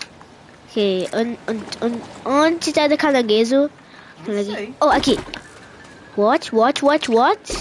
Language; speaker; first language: Portuguese; early bilingual, heritage; Portuguese